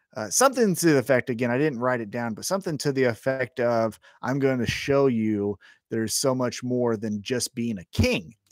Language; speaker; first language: English; native; English